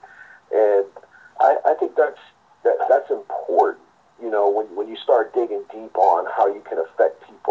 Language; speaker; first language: English; native; English